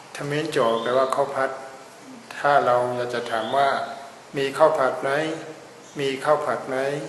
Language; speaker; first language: Thai; non-native, fluent; Burmese